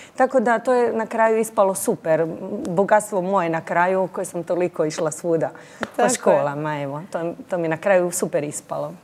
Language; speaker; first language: Croatian; native; Croatian